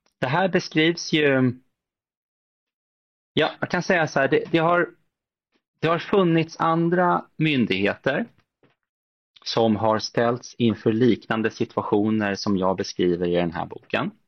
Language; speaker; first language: Swedish; native; Swedish